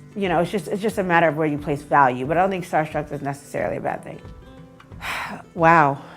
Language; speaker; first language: English; native; English